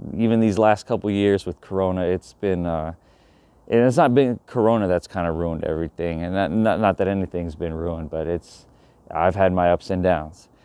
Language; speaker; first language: English; native; English